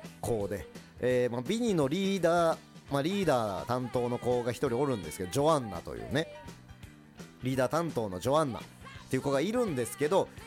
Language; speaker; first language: Japanese; early bilingual, other home language; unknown